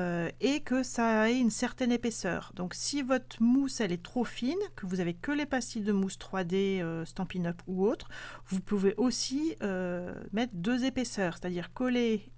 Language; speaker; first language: French; native; French